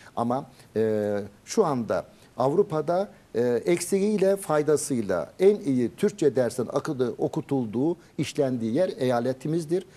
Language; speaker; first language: Turkish; native; Turkish